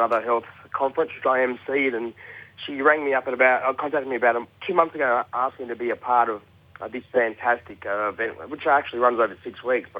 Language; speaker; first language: English; native; English